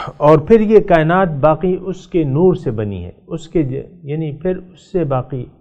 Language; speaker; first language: Urdu; non-native, local second language; Pashto